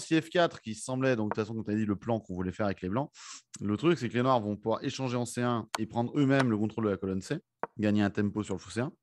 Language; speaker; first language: French; native; French